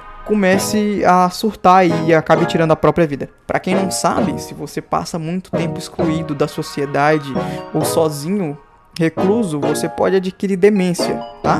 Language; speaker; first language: Portuguese; native; Portuguese